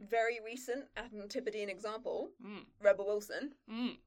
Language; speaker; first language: English; native; English